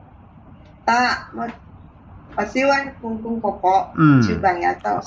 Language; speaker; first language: Cantonese; non-native, learner; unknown